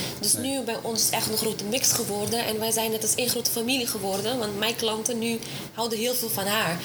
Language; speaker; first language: Dutch; non-native, fluent; Russian